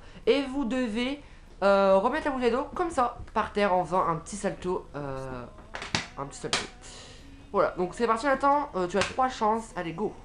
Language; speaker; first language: French; native; French